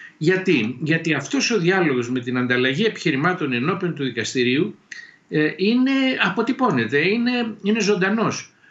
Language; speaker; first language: Greek; native; Greek